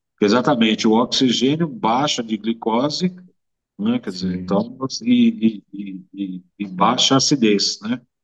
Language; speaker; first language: Portuguese; native; Portuguese